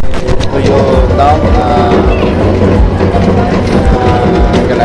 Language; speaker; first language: English; non-native, learner; Spanish